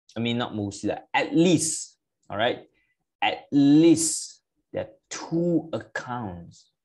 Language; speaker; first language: English; non-native, local second language; Malay